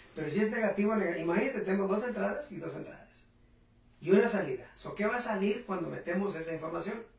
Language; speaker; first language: Spanish; non-native, local second language; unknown